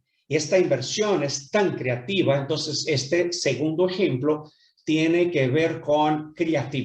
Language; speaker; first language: Spanish; non-native, fluent; Portuguese